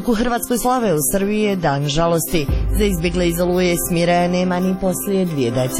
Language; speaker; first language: Croatian; native; Croatian